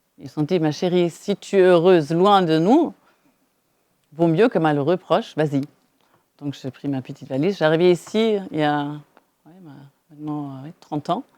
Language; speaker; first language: French; non-native, fluent; German